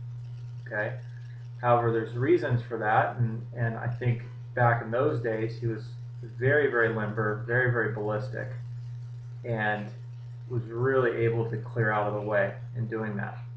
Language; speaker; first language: English; native; English